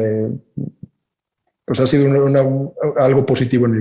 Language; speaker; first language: Spanish; native; Spanish